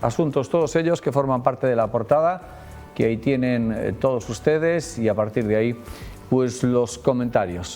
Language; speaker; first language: Spanish; native; Spanish